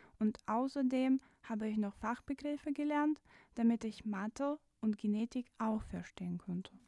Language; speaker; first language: German; non-native, fluent; Russian